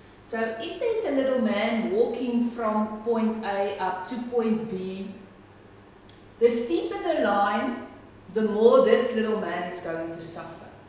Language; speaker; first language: English; non-native, local second language; Afrikaans